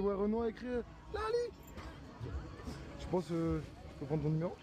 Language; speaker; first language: French; native; French